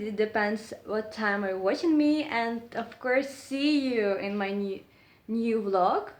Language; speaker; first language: English; non-native, learner; Russian